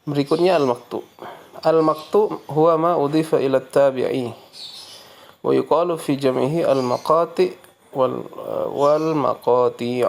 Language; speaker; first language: Arabic; non-native, fluent; Indonesian